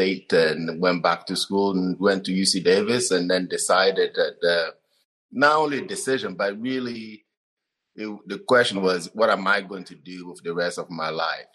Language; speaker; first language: English; non-native, fluent; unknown